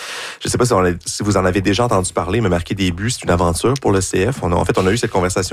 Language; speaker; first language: French; native; French